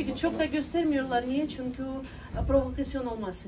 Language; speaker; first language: Turkish; non-native, learner; Ukrainian